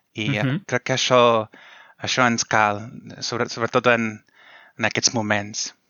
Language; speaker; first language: Catalan; non-native, fluent; English